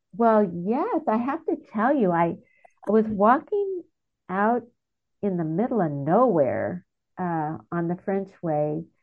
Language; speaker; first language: English; native; English